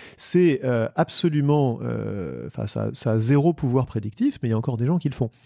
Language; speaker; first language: French; native; French